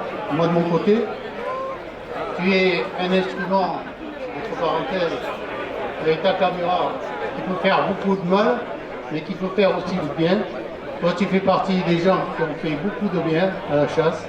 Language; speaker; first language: French; native; French